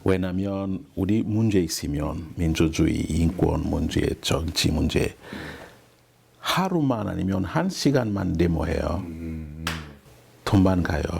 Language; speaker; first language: Korean; non-native, learner; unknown